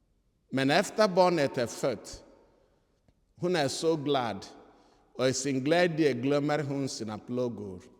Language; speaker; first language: Swedish; non-native, fluent; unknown